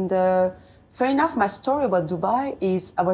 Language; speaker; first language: English; non-native, fluent; French